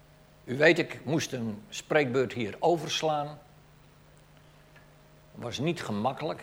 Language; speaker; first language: Dutch; native; Dutch